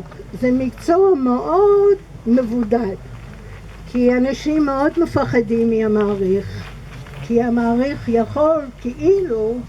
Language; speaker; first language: Hebrew; non-native, fluent; English